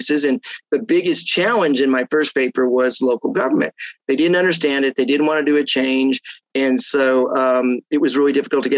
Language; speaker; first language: English; native; English